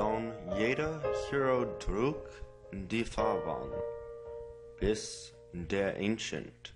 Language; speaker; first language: German; non-native, learner; English